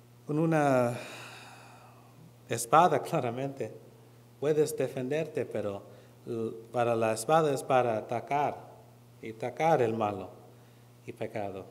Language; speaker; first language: Spanish; non-native, learner; English